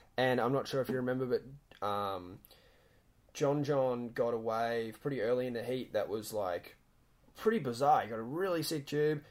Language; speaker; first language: English; native; English